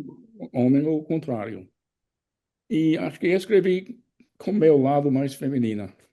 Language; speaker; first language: Portuguese; non-native, fluent; English